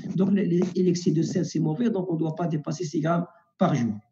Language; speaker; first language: French; non-native, local second language; Arabic